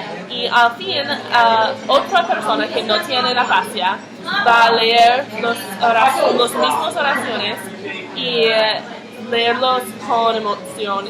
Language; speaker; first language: Spanish; non-native, learner; English